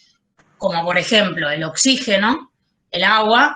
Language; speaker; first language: Spanish; native; Spanish